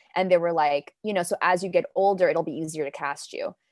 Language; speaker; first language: English; early bilingual, other home language; Danish